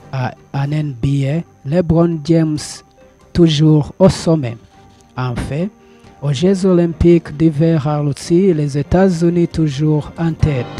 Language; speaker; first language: French; non-native, learner; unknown